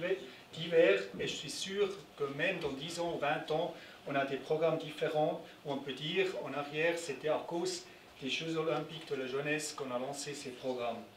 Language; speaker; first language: French; non-native, local second language; German